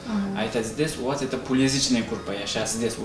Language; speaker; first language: Russian; non-native, learner; Uzbek